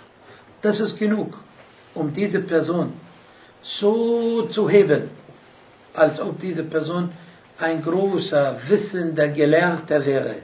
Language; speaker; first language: German; non-native, fluent; Arabic